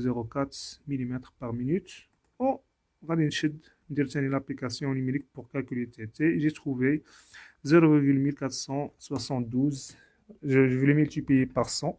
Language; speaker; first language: French; non-native, local second language; Arabic